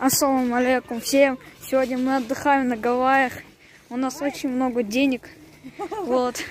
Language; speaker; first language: Russian; non-native, local second language; Kyrgyz